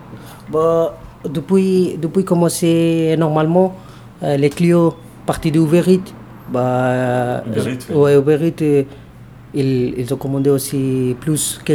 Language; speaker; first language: French; non-native, learner; Bangla